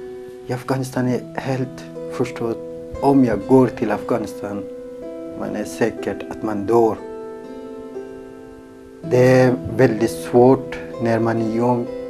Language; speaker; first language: Swedish; non-native, learner; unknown